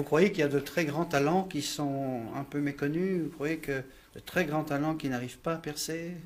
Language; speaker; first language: French; native; French